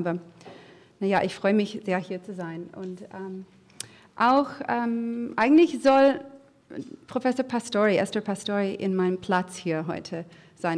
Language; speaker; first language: German; non-native, fluent; English